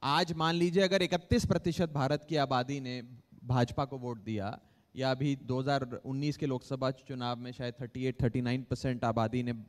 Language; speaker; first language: Hindi; native; Hindi